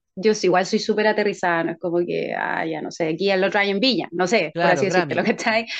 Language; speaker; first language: Spanish; native; Spanish